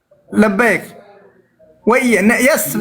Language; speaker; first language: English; non-native, learner; Amharic